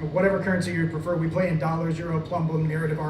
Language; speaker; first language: English; native; English